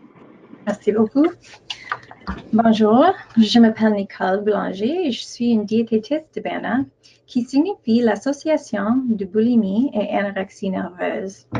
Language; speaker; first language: French; non-native, local second language; English